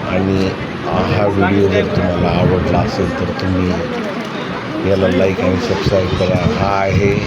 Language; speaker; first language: Marathi; non-native, local second language; Lambadi